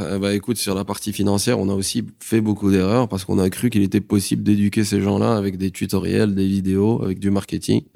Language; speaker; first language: French; non-native, local second language; Arabic